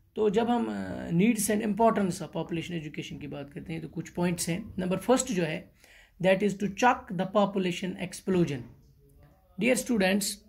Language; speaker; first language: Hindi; non-native, local second language; Kashmiri